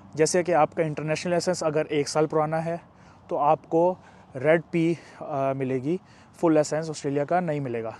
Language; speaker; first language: Urdu; non-native, local second language; Punjabi